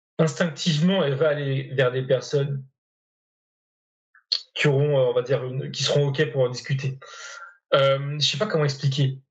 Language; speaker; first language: French; native; French